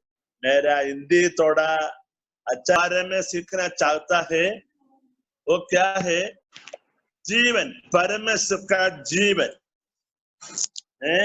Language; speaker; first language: Hindi; non-native, learner; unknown